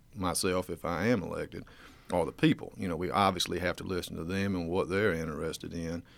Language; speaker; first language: English; native; English